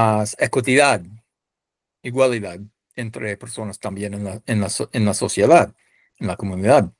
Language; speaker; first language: Spanish; non-native, fluent; English